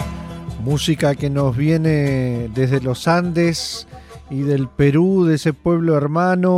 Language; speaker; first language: Spanish; native; Spanish